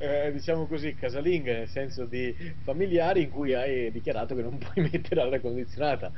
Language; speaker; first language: Italian; native; Italian